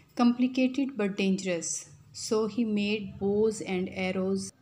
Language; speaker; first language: English; non-native, local second language; Urdu